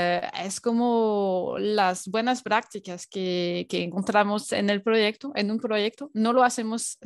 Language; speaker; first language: Spanish; non-native, fluent; French